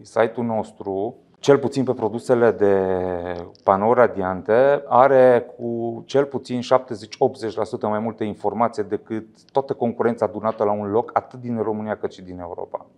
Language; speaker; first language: Romanian; native; Romanian